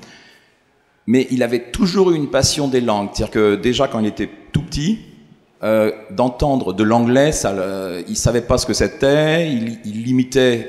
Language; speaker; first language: French; native; French